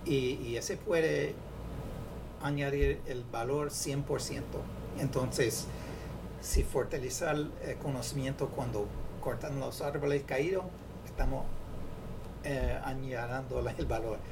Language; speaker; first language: Spanish; non-native, fluent; English